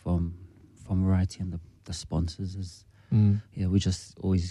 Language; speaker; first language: English; native; English